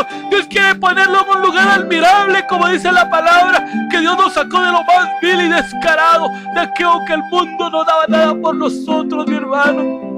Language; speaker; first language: Spanish; native; Spanish